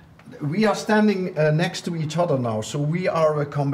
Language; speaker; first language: English; non-native, fluent; Dutch